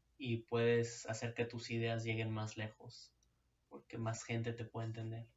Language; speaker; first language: Spanish; native; Spanish